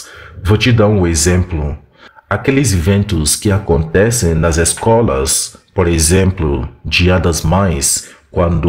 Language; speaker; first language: Portuguese; non-native, fluent; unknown